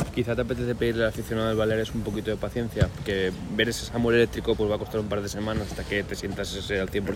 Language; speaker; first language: Spanish; native; Spanish